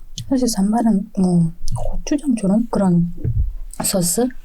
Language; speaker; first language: Korean; non-native, fluent; Indonesian